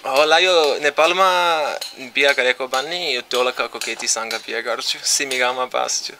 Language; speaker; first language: Nepali; non-native, learner; English